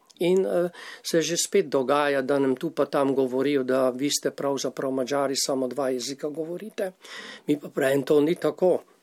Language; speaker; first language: Slovenian; native; Slovenian